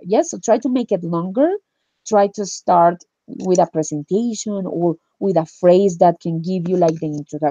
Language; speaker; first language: English; non-native, fluent; Spanish